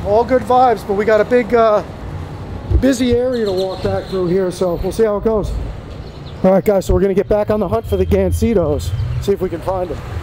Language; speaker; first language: English; native; English